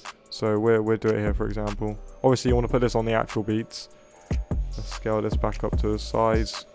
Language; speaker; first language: English; native; English